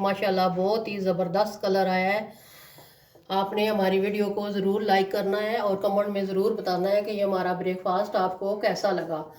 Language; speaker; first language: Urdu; non-native, local second language; Punjabi